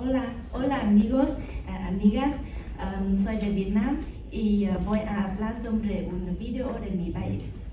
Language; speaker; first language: Spanish; non-native, learner; Vietnamese